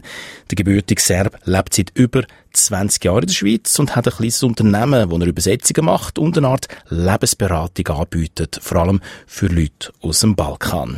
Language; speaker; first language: German; native; German